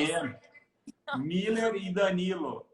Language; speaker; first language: Spanish; non-native, learner; Portuguese